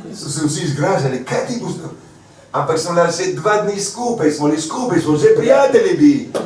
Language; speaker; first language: Slovenian; early bilingual, heritage; Slovenian